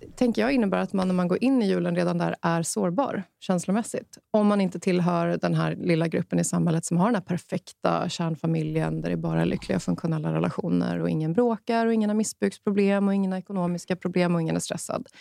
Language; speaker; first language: Swedish; native; Swedish